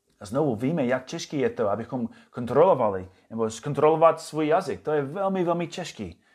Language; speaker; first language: Czech; non-native, fluent; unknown